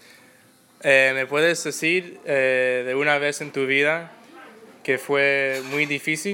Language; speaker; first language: Spanish; early bilingual, heritage; Spanish